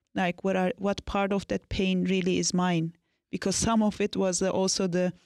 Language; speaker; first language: English; non-native, fluent; Turkish